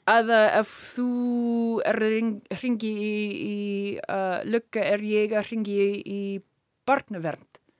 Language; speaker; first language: Icelandic; non-native, learner; English